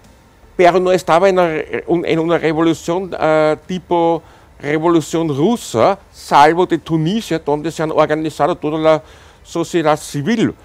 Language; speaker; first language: Spanish; non-native, fluent; German